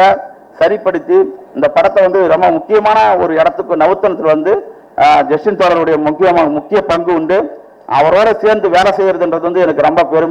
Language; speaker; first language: Tamil; native; Tamil